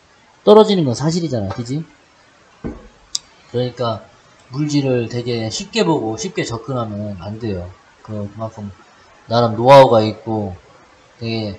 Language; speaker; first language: Korean; native; Korean